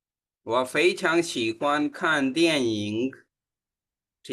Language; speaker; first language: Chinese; non-native, fluent; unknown